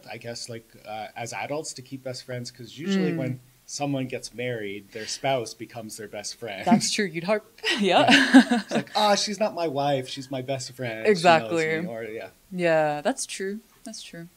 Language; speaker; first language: English; native; English